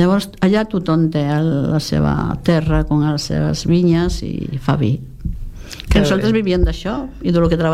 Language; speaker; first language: Catalan; native; Catalan